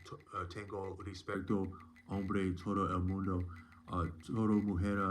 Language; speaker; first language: Spanish; non-native, learner; English